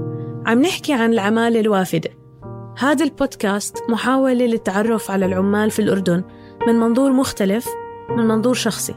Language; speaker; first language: Arabic; native; Arabic